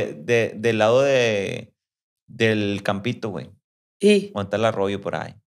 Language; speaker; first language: Spanish; native; Spanish